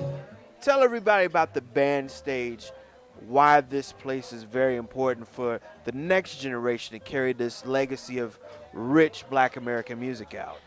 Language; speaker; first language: English; native; English